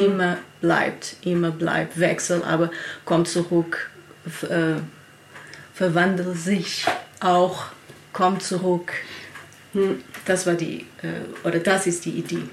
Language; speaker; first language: German; non-native, learner; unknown